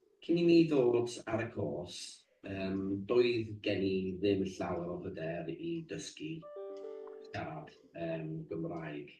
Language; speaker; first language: Welsh; non-native, learner; English